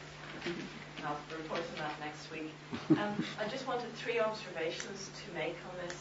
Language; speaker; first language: English; native; English